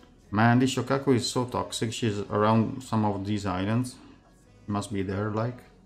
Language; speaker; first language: English; non-native, fluent; Italian